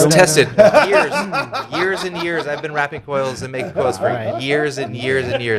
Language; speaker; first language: English; native; English